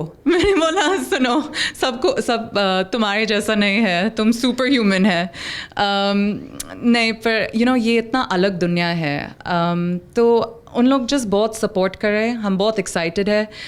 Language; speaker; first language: Hindi; non-native, local second language; English